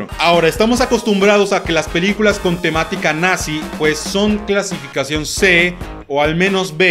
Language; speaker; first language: Spanish; native; Spanish